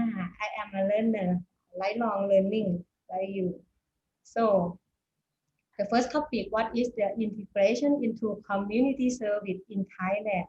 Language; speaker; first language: English; non-native, fluent; Thai